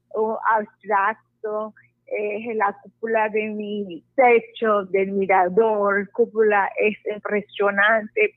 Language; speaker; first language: Spanish; non-native, fluent; Arabic